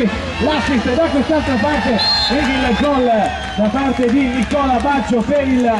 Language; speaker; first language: Italian; native; Italian